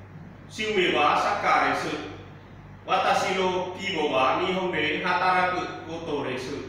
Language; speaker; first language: Japanese; non-native, learner; Vietnamese